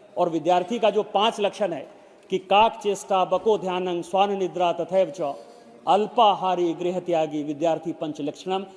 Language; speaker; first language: Hindi; native; Hindi